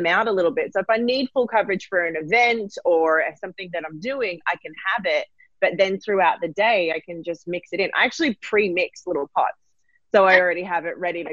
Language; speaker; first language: English; native; English